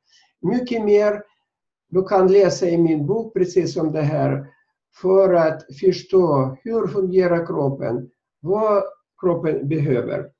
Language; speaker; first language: Swedish; non-native, fluent; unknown